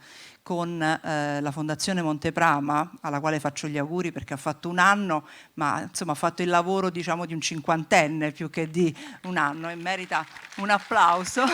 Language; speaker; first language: Italian; native; Italian